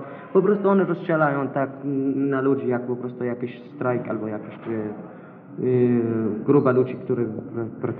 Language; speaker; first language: Polish; non-native, learner; Arabic